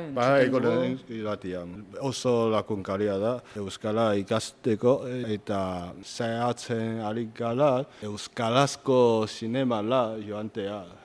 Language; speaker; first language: Basque; non-native, learner; Chinese